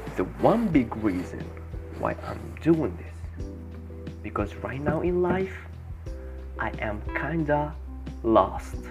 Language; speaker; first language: English; non-native, fluent; Arabic